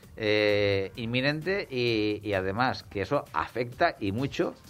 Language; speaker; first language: Spanish; native; Spanish